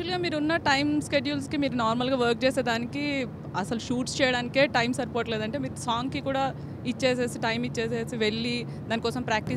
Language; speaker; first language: Telugu; native; Telugu